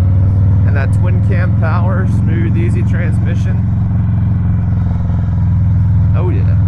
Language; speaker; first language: English; native; English